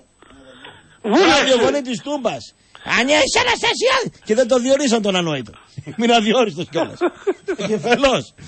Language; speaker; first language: Greek; native; Greek